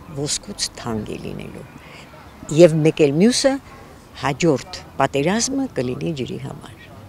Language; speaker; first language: Armenian; native; Armenian